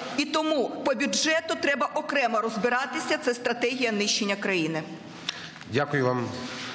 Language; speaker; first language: Ukrainian; non-native, local second language; Russian